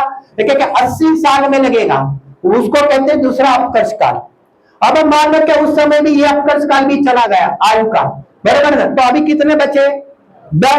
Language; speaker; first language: Hindi; non-native, local second language; Gujarati